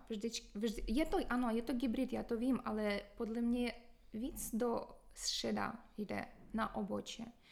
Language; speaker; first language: Czech; non-native, fluent; Russian